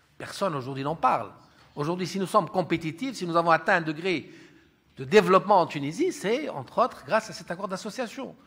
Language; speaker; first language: French; non-native, local second language; Arabic